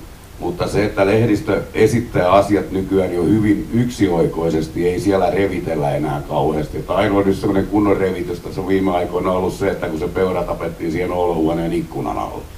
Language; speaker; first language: Finnish; native; Finnish